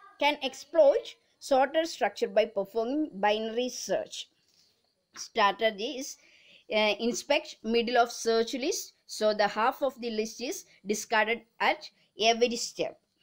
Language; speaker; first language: English; non-native, local second language; Malayalam